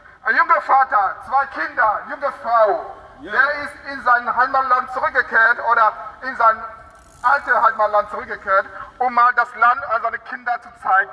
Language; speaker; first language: German; non-native, fluent; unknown